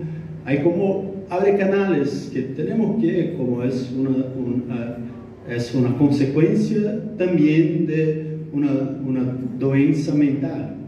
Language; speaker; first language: Spanish; non-native, learner; Portuguese